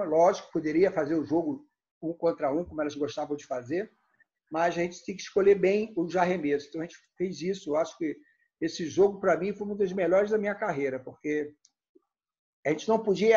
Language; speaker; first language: Portuguese; native; Portuguese